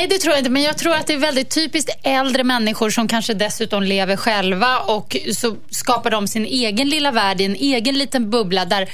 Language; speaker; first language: Swedish; native; Swedish